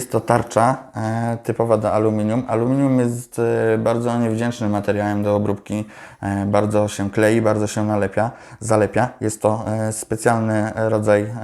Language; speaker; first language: Polish; native; Polish